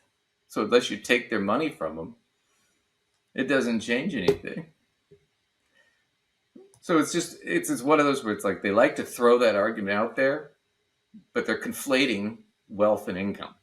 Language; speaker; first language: English; native; English